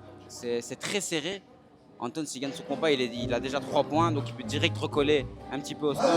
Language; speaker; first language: French; native; French